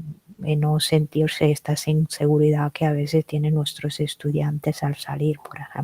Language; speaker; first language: Spanish; non-native, fluent; Italian